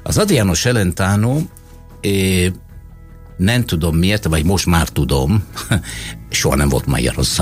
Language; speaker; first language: Hungarian; non-native, fluent; Italian